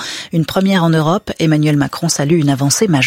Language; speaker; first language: French; native; French